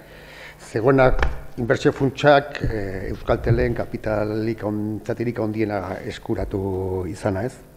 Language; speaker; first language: Basque; native; Basque